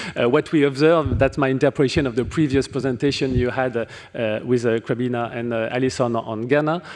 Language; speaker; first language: English; non-native, fluent; French